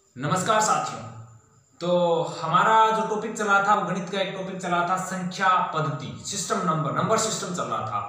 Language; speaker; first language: Hindi; native; Hindi